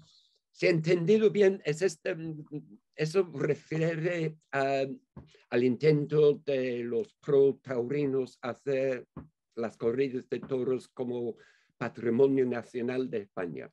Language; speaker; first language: Spanish; non-native, fluent; English